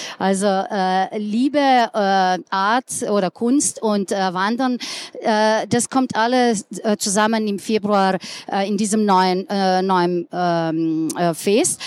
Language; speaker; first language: German; non-native, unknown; Slovenian